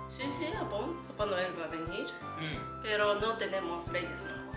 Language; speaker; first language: Spanish; non-native, learner; Japanese